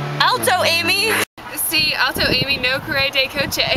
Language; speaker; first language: Spanish; non-native, learner; English